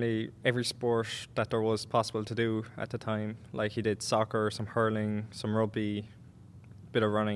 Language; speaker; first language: English; native; English